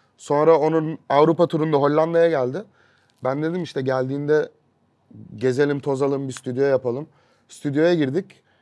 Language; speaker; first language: Turkish; early bilingual, heritage; Turkish